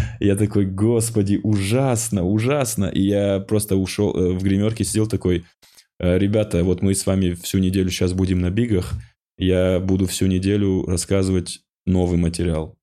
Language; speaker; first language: Russian; non-native, local second language; Ossetic